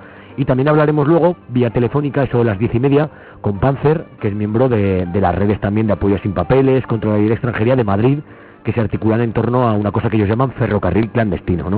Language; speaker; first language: Spanish; native; Spanish